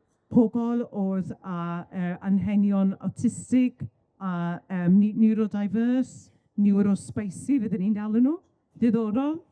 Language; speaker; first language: Welsh; native; Welsh